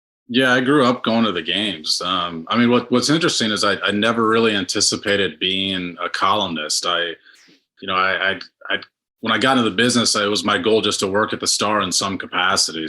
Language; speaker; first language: English; native; English